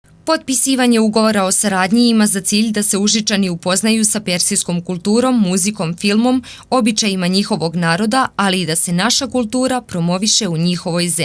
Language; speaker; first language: Bosnian; native; Bosnian